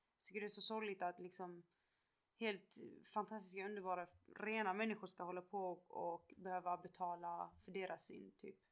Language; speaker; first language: Swedish; early bilingual, other home language; Kurdish